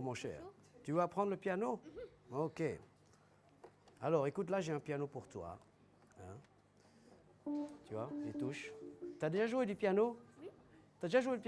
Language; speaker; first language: French; native; French